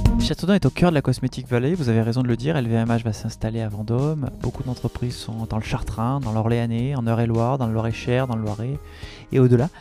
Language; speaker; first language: French; native; French